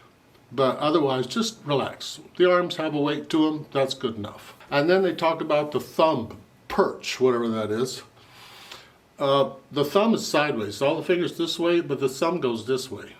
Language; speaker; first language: English; native; English